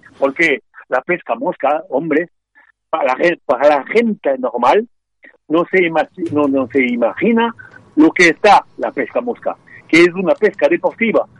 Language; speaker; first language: Spanish; non-native, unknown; French